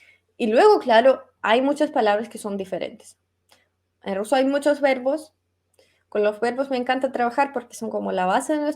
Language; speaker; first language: Spanish; non-native, fluent; Russian